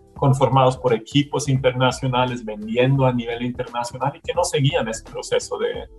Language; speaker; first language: Spanish; non-native, fluent; German